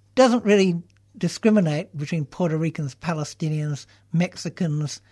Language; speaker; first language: English; native; English